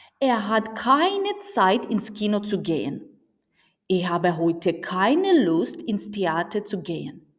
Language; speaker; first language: German; non-native, fluent; Ukrainian